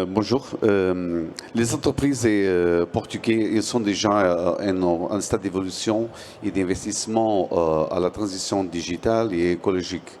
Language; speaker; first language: French; non-native, learner; Portuguese